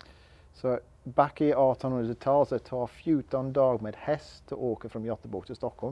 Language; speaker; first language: Swedish; non-native, learner; English